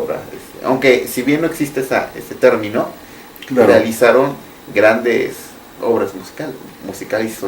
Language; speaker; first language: Spanish; native; Spanish